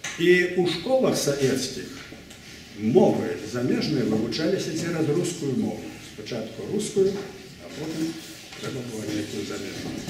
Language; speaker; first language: Belarusian; native; Belarusian